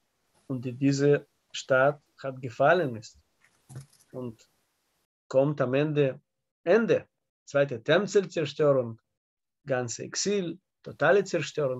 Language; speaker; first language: German; non-native, learner; Russian